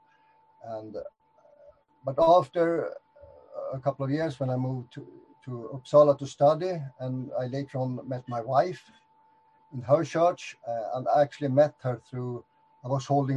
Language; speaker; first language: English; non-native, fluent; Swedish